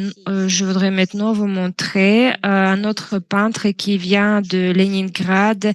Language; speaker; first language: French; non-native, fluent; Russian